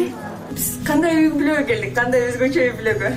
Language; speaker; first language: Kyrgyz; non-native, learner; English